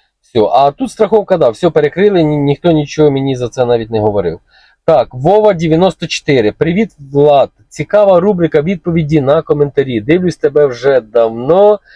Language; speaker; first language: Ukrainian; non-native, local second language; Russian